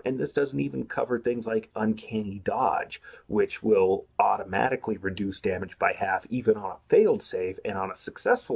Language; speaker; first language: English; native; English